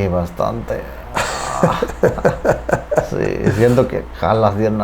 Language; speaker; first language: Spanish; native; Spanish